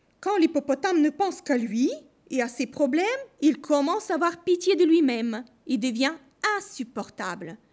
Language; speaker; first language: French; non-native, fluent; Russian